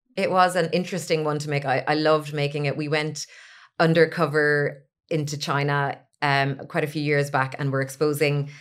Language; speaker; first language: English; native; English